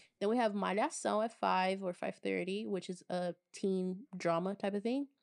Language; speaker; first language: English; non-native, fluent; Portuguese